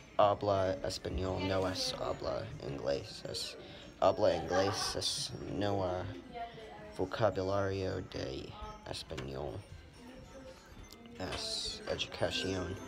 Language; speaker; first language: Spanish; non-native, learner; English